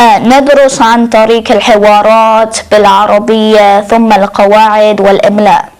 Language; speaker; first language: Arabic; non-native, learner; English